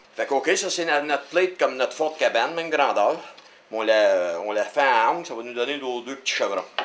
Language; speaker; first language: French; native; French